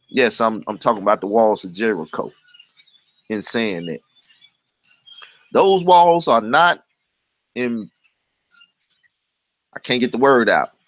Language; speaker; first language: English; native; English